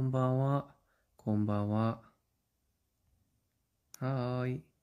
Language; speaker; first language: Japanese; non-native, fluent; Korean